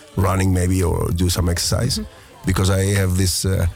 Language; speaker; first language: English; early bilingual, other home language; Greek